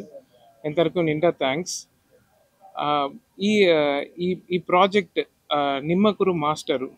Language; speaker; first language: Telugu; non-native, local second language; Tamil